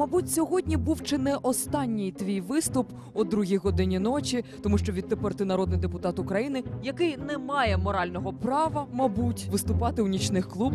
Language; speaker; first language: Ukrainian; native; Ukrainian